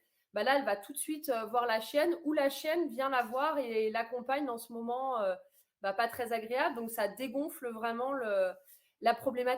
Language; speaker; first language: French; native; French